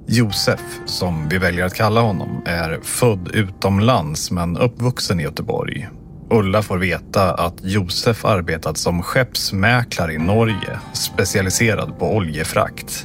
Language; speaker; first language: Swedish; native; Swedish